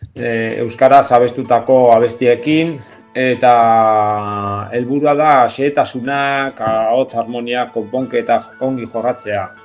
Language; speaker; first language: Basque; non-native, local second language; Spanish